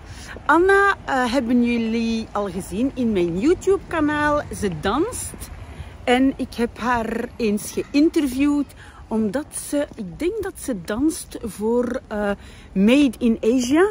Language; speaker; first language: Dutch; non-native, fluent; French